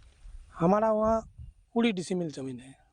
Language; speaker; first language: Hindi; non-native, local second language; Bangla